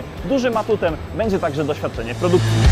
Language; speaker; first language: Polish; native; Polish